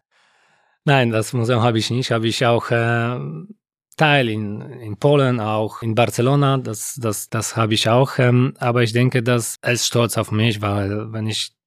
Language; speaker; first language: German; non-native, learner; Polish